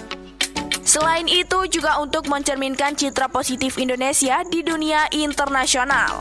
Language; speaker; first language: Indonesian; native; Indonesian